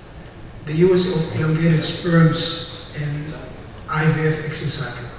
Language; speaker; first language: English; non-native, fluent; Arabic